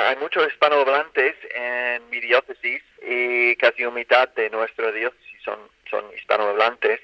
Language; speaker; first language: Spanish; non-native, fluent; English